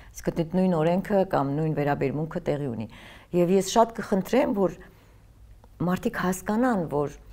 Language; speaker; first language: Armenian; native; Armenian